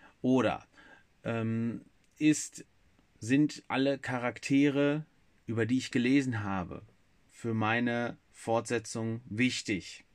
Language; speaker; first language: German; native; German